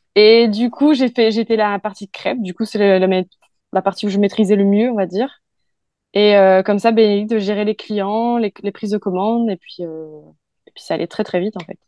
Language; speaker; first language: French; native; French